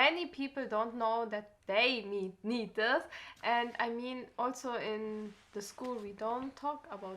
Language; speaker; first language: English; non-native, learner; German